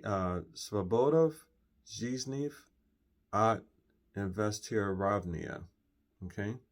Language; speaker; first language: Russian; non-native, learner; English